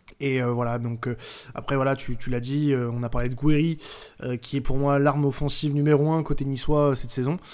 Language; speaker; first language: French; native; French